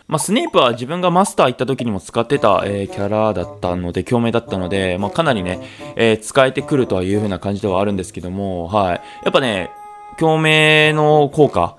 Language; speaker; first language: Japanese; native; Japanese